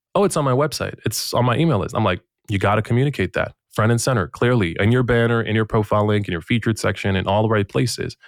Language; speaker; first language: English; non-native, fluent; Bosnian